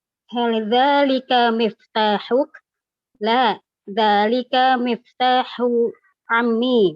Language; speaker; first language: Arabic; non-native, learner; Indonesian